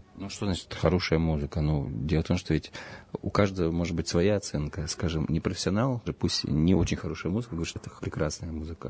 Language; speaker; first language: Russian; native; Russian